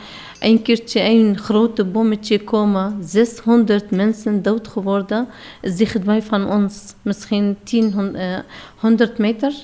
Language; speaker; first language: Dutch; non-native, learner; Arabic